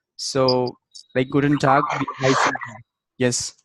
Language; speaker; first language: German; non-native, fluent; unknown